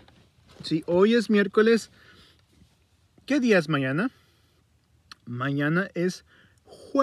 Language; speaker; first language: Spanish; early bilingual, heritage; Spanish